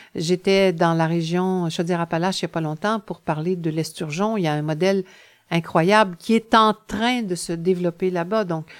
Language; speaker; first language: French; native; French